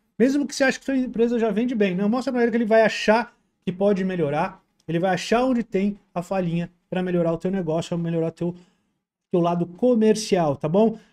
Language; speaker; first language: Portuguese; native; Portuguese